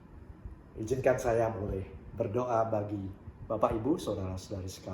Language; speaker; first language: Indonesian; native; Indonesian